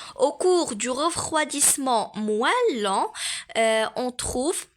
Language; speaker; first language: French; non-native, local second language; Arabic